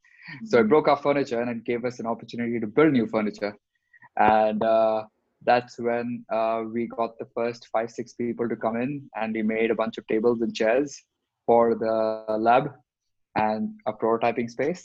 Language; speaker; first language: English; non-native, local second language; Hindi